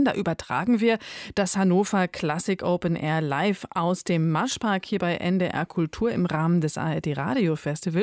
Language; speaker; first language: German; native; German